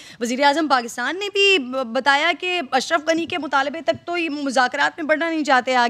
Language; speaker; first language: Urdu; native; Urdu